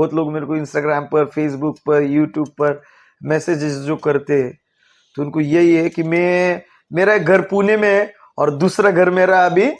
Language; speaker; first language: Hindi; non-native, local second language; Marathi